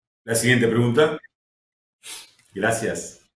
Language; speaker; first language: Spanish; native; Spanish